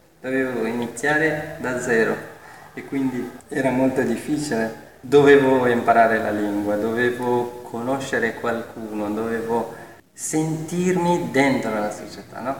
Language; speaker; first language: Italian; non-native, fluent; Persian